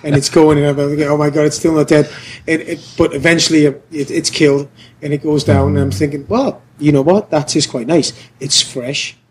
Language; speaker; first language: English; native; English